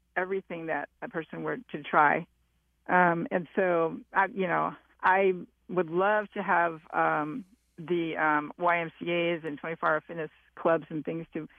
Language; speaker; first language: English; native; English